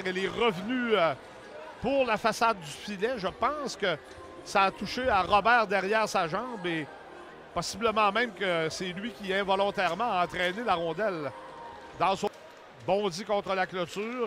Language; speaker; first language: French; native; French